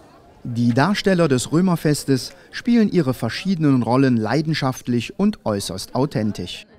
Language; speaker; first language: German; native; German